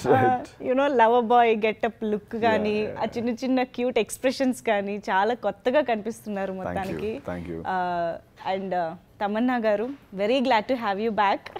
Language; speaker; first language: Telugu; native; Telugu